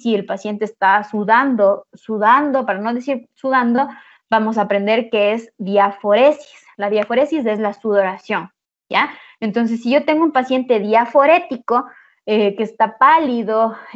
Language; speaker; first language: Spanish; native; Spanish